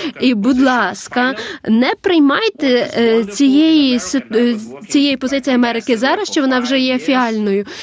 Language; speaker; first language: Ukrainian; non-native, learner; Lithuanian